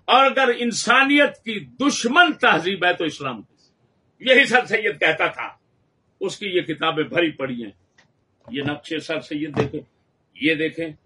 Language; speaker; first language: Urdu; non-native, local second language; Punjabi